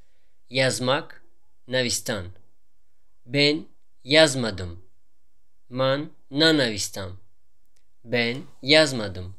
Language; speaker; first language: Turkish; non-native, fluent; Tajik